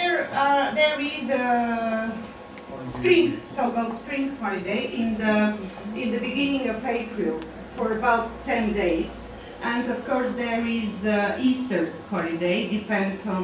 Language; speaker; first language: English; non-native, fluent; Bulgarian